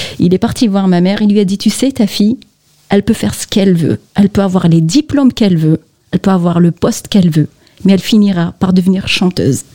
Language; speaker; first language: French; non-native, local second language; Kabyle